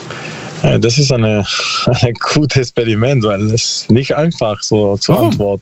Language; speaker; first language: German; non-native, learner; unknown